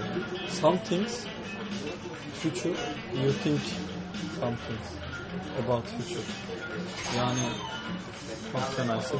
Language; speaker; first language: English; non-native, learner; Turkish